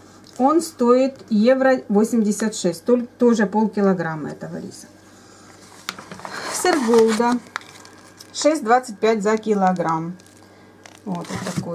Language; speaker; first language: Russian; native; Russian